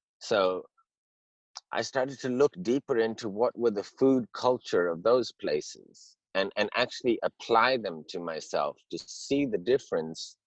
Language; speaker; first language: English; early bilingual, heritage; English